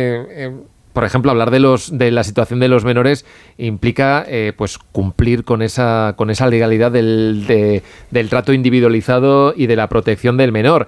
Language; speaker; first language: Spanish; native; Spanish